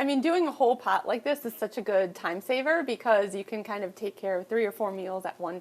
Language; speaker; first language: English; native; English